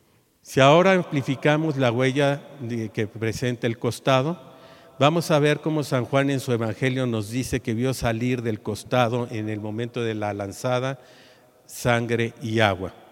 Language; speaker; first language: Spanish; native; Spanish